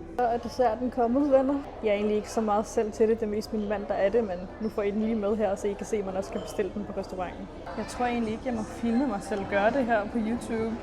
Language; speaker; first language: Danish; early bilingual, other home language; Arabic